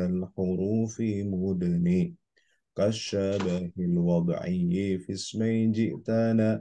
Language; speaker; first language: Arabic; non-native, fluent; Indonesian